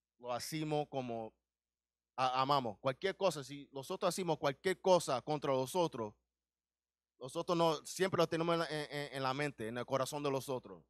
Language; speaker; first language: Spanish; early bilingual, heritage; Spanish